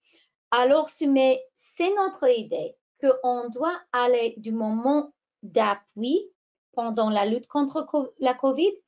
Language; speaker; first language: French; non-native, fluent; English